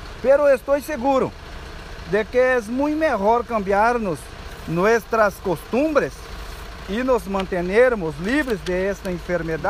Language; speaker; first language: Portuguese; non-native, learner; Spanish